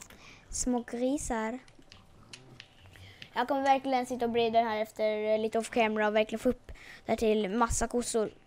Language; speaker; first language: Swedish; native; Swedish